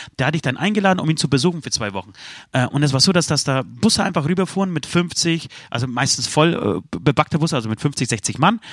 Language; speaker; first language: German; early bilingual, other home language; Polish